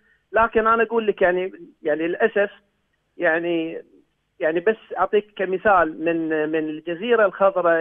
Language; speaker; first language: Arabic; native; Arabic